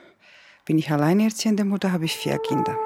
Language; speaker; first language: German; non-native, learner; Georgian